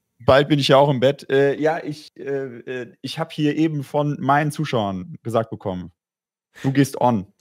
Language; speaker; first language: German; native; German